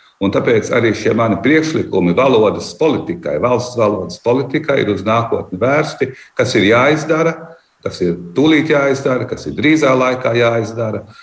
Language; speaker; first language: Latvian; native; Latvian